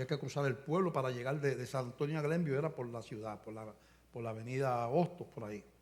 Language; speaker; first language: Spanish; native; Spanish